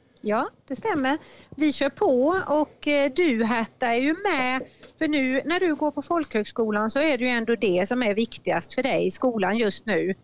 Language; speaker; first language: Swedish; native; Swedish